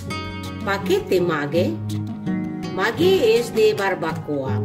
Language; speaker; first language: Spanish; non-native, learner; Ukrainian